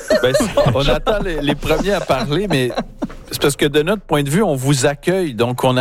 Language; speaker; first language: French; native; French